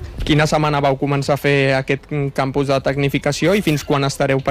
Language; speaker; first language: Catalan; native; Catalan